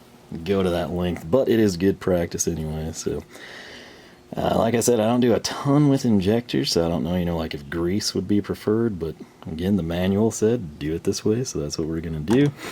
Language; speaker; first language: English; native; English